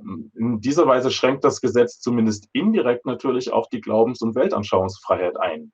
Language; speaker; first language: German; native; German